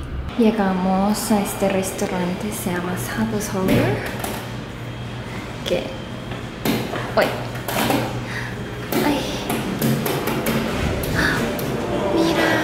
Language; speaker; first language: Spanish; non-native, fluent; Korean